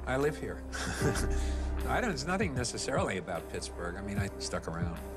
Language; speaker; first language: English; native; English